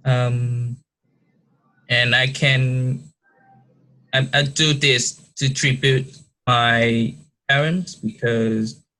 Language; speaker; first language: English; non-native, learner; Vietnamese